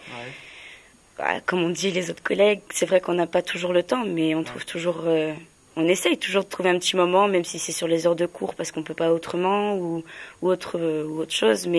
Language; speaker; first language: French; native; French